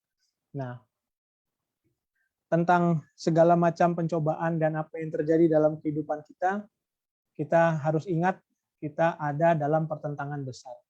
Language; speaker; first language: Indonesian; native; Indonesian